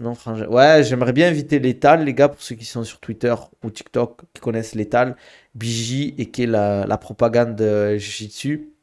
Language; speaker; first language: French; native; French